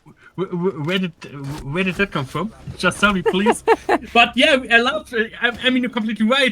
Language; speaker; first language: English; non-native, fluent; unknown